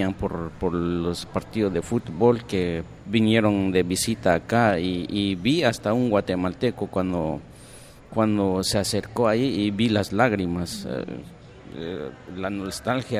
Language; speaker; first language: Spanish; non-native, local second language; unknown